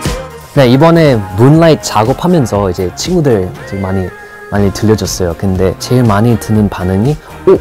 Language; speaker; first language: Korean; non-native, fluent; English